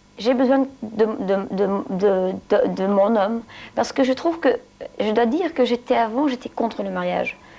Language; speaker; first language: French; non-native, local second language; Dutch